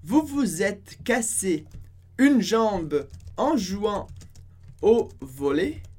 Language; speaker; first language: French; non-native, fluent; Portuguese